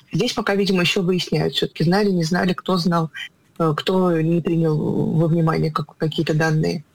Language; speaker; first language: Russian; native; Russian